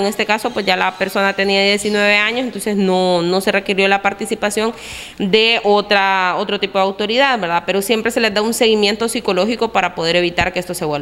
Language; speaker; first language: Spanish; native; Spanish